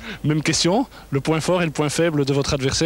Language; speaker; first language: French; native; French